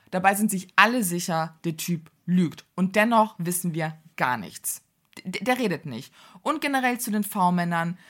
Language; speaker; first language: German; early bilingual, other home language; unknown